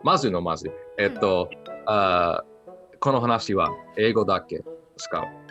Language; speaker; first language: Japanese; non-native, learner; English